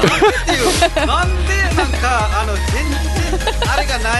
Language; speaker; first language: Japanese; non-native, fluent; Nepali